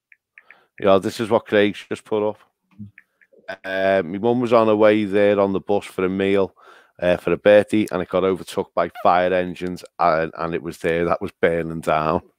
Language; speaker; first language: English; native; English